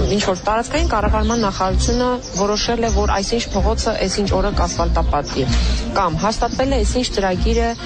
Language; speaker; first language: Armenian; native; Armenian